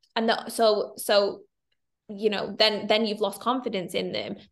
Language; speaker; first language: English; native; English